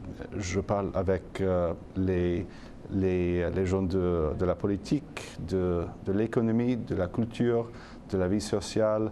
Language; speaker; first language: French; non-native, fluent; English